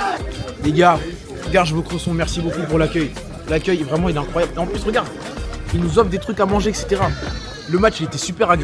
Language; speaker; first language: French; native; French